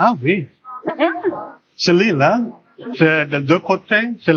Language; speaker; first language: French; non-native, learner; English